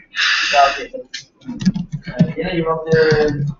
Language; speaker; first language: English; non-native, learner; Spanish